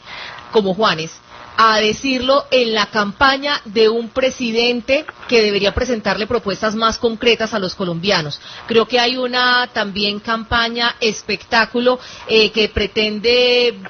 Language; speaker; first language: Spanish; native; Spanish